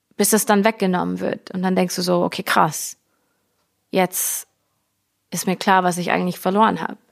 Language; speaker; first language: German; early bilingual, heritage; English